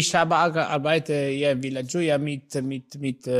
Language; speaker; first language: German; non-native, learner; Italian